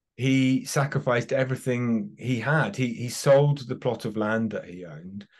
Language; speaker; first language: English; native; English